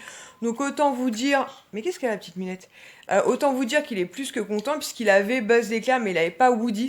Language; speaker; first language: French; native; French